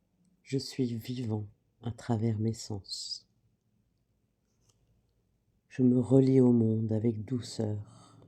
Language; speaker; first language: French; native; French